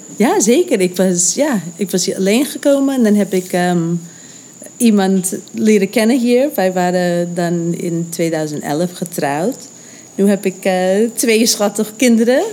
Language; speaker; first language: Dutch; non-native, fluent; English